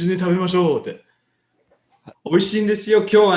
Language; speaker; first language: Japanese; non-native, learner; English